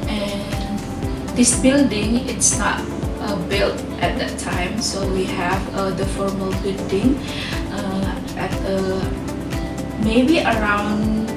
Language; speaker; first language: English; non-native, fluent; Indonesian